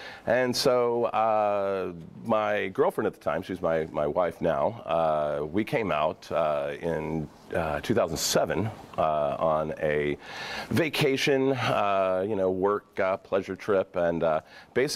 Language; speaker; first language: English; native; English